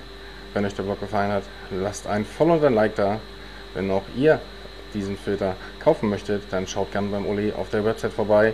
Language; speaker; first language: German; native; German